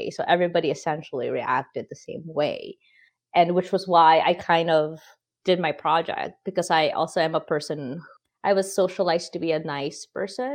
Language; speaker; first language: English; non-native, local second language; Filipino